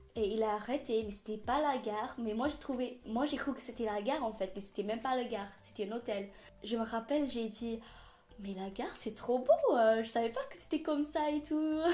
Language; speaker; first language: French; non-native, fluent; English